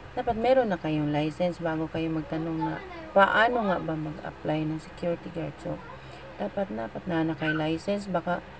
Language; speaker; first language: Filipino; non-native, local second language; Cebuano